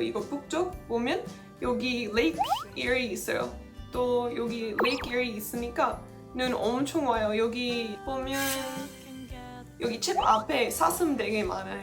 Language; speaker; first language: Korean; non-native, learner; English